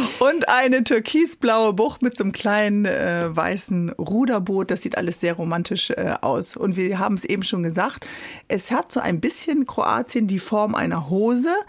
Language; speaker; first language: German; native; German